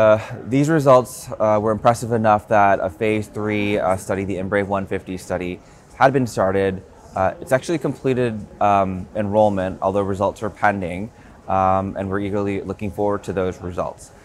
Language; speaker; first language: English; native; English